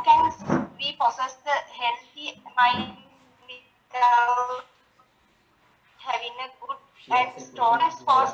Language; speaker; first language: English; non-native, learner; Sinhala